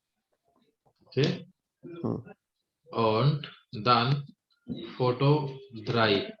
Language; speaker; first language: German; non-native, fluent; Hindi